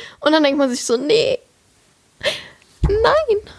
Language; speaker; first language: German; native; German